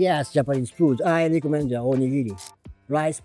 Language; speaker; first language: English; non-native, learner; Japanese